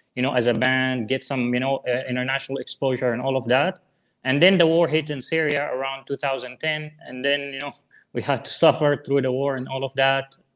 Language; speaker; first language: English; non-native, fluent; Arabic